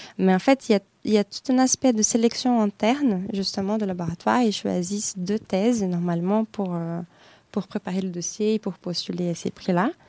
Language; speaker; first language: French; non-native, fluent; Portuguese